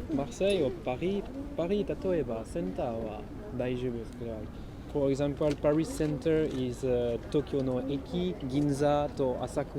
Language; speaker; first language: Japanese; non-native, learner; French